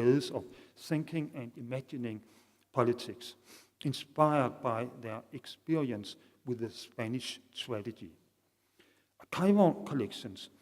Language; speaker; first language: English; non-native, fluent; Danish